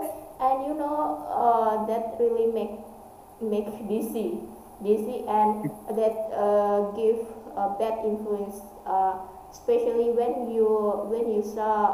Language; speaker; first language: English; non-native, learner; Indonesian